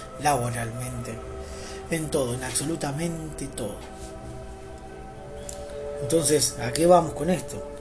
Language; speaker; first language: Spanish; native; Spanish